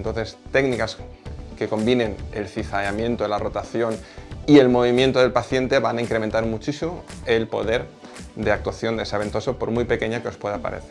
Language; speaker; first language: Spanish; native; Spanish